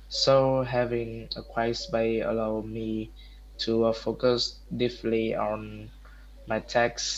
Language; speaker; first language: English; non-native, learner; Vietnamese